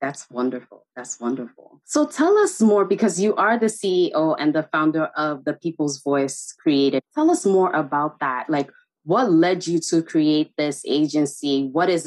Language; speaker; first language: English; non-native, local second language; Igbo